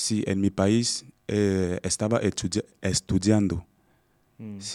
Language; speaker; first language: Spanish; non-native, learner; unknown